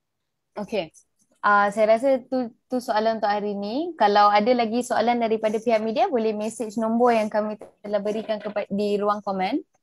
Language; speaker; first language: Malay; native; Malay